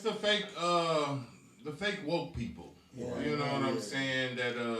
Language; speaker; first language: English; native; English